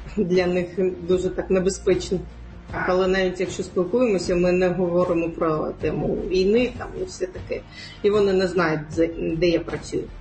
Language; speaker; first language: Ukrainian; non-native, local second language; Crimean Tatar